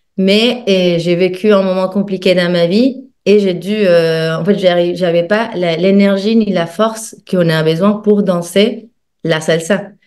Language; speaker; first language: French; non-native, fluent; Spanish